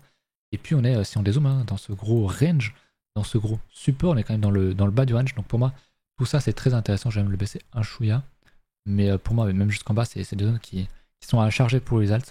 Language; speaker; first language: French; native; French